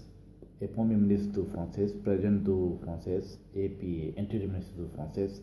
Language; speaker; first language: French; non-native, learner; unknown